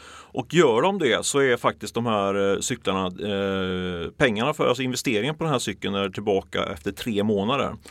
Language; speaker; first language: Swedish; native; Swedish